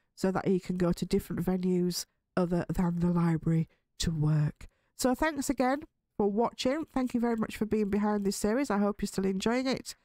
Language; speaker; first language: English; native; English